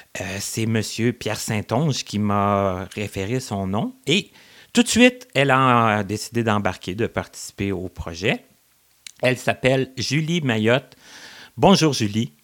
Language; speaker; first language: French; native; French